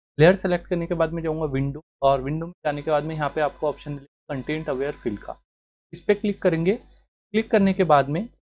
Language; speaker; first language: Hindi; native; Hindi